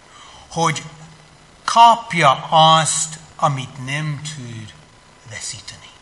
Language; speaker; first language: Hungarian; non-native, fluent; English